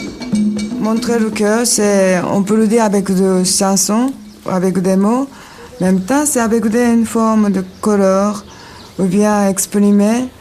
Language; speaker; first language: French; non-native, learner; Japanese